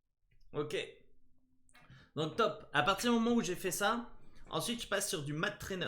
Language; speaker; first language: French; native; French